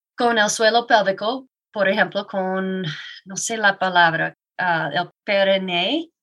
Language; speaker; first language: Spanish; non-native, learner; English